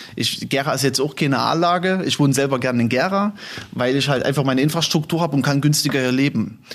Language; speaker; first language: German; native; German